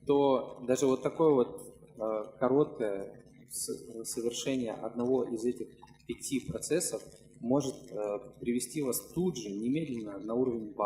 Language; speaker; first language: Russian; native; Russian